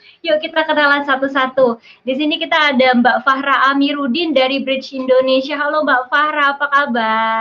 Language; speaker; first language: Indonesian; native; Indonesian